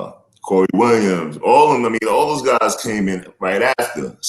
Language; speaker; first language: English; native; English